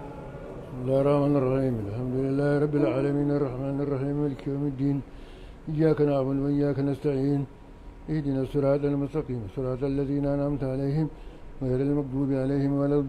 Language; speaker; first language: Arabic; non-native, fluent; Hausa